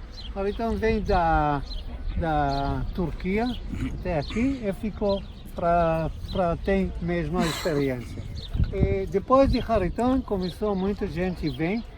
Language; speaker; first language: Portuguese; non-native, learner; Hebrew